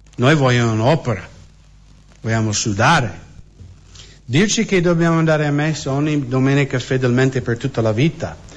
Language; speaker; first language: Italian; non-native, fluent; English